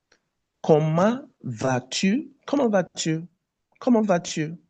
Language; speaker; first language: French; non-native, fluent; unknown